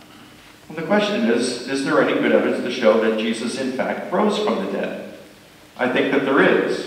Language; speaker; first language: English; native; English